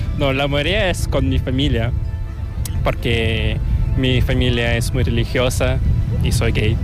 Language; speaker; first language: Spanish; non-native, learner; Korean